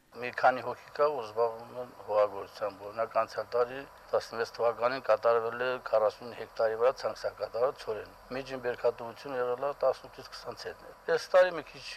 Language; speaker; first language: Armenian; native; Armenian